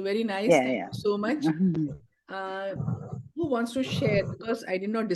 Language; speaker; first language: Hindi; native; Hindi